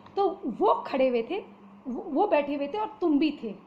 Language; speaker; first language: Hindi; native; Hindi